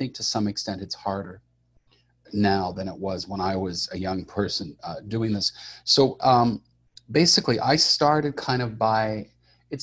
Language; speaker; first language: English; native; English